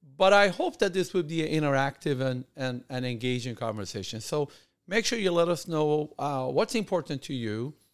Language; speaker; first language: English; non-native, fluent; Persian